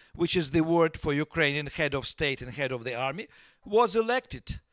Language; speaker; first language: English; non-native, fluent; Russian